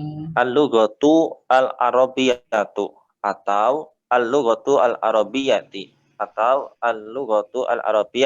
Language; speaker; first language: Arabic; non-native, fluent; Indonesian